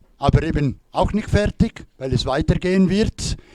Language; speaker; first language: German; native; German